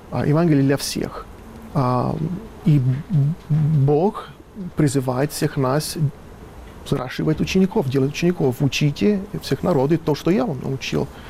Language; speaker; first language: Russian; non-native, fluent; Italian